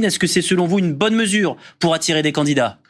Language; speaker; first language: French; native; French